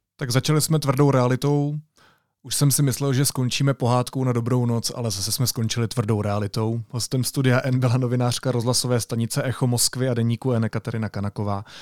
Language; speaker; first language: Czech; native; Czech